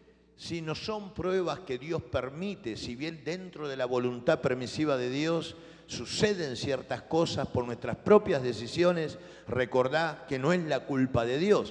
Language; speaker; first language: Spanish; native; Spanish